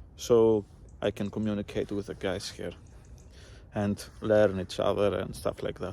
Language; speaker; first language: English; non-native, learner; Greek